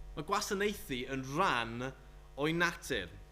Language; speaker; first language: Welsh; native; Welsh